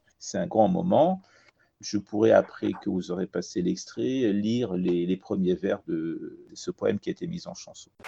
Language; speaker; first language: French; early bilingual, other home language; Persian